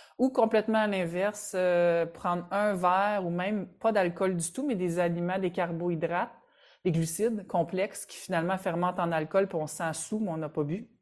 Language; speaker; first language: French; native; French